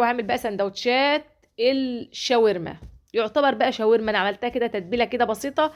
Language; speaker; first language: Arabic; native; Arabic